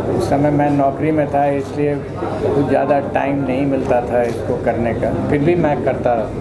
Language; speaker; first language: Hindi; native; Hindi